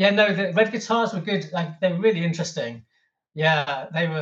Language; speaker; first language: English; native; English